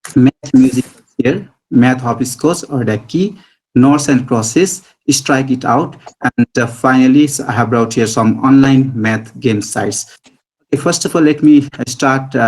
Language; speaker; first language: English; non-native, local second language; Nepali